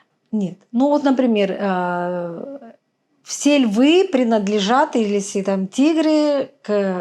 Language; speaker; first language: Russian; native; Russian